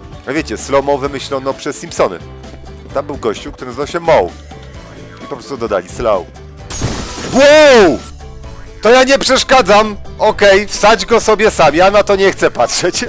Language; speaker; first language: Polish; native; Polish